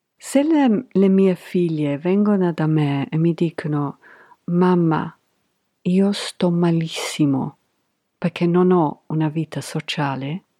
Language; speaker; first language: Italian; non-native, fluent; English